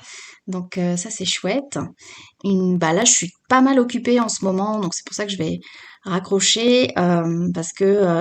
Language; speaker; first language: French; native; French